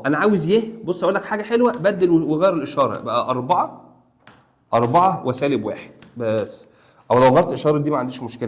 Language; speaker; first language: Arabic; native; Arabic